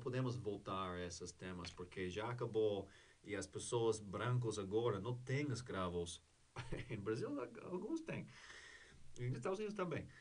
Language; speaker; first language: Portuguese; non-native, learner; English